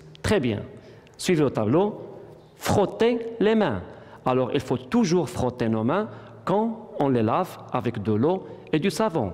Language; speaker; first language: French; non-native, local second language; Arabic